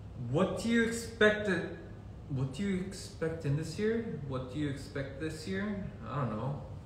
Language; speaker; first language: English; early bilingual, other home language; Korean